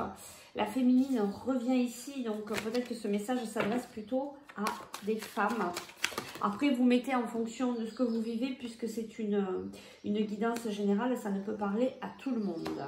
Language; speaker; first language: French; native; French